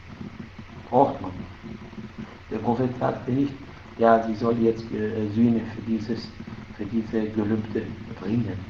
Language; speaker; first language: German; non-native, fluent; Arabic